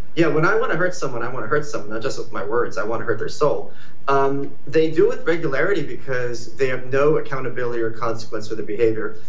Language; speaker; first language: English; early bilingual, other home language; Ukrainian